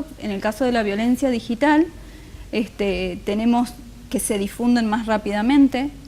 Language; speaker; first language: Spanish; native; Spanish